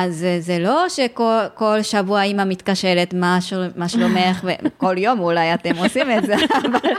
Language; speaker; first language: Hebrew; non-native, learner; Japanese